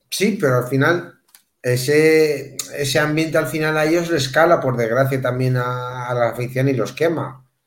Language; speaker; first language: Spanish; native; Spanish